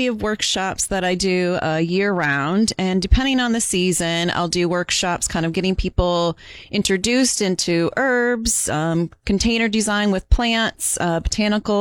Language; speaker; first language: English; native; English